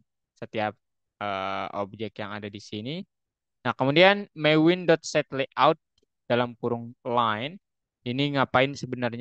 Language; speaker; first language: Indonesian; native; Indonesian